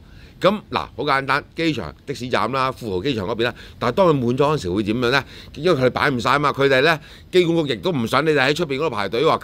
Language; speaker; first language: Cantonese; native; Cantonese